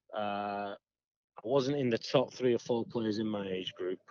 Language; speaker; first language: English; native; English